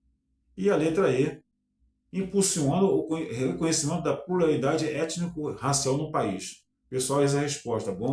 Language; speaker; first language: Portuguese; native; Portuguese